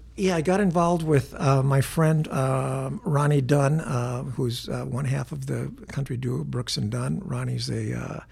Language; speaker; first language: English; native; English